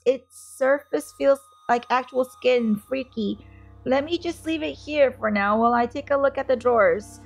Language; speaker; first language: English; native; English